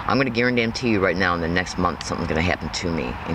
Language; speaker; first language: English; native; English